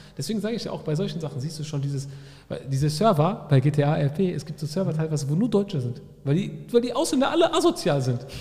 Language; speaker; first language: German; early bilingual, other home language; Arabic